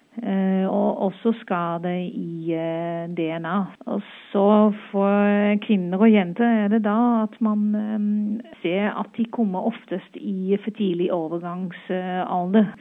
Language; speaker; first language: Norwegian; non-native, fluent; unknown